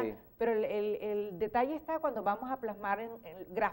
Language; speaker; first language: Spanish; native; Spanish